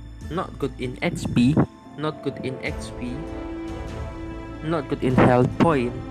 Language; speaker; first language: English; non-native, learner; Indonesian